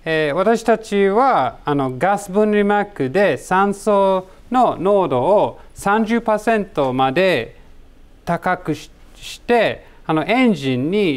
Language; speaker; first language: Japanese; non-native, learner; English